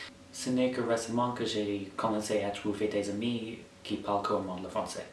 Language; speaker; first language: French; non-native, fluent; English